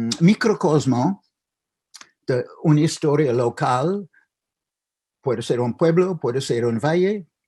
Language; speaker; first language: Spanish; non-native, fluent; English